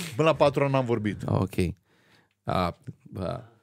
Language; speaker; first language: Romanian; native; Romanian